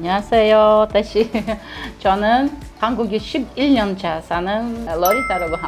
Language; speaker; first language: Korean; non-native, learner; Russian